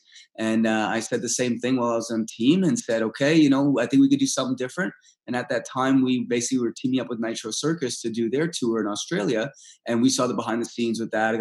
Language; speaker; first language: English; early bilingual, other home language; Russian